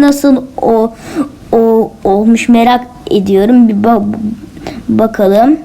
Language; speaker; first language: Turkish; native; Turkish